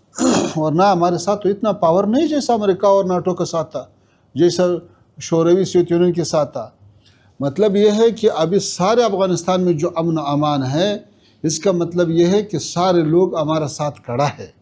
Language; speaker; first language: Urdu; non-native, fluent; Pashto